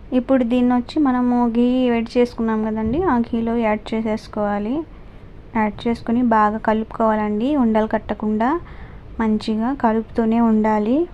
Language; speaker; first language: Telugu; non-native, local second language; Urdu